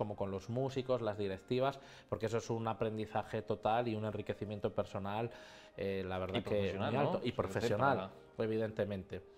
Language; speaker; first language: Spanish; native; Spanish